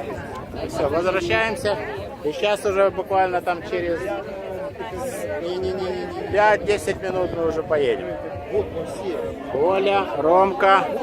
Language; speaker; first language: Russian; native; Russian